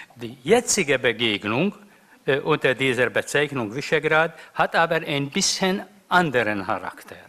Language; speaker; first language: German; non-native, fluent; Hungarian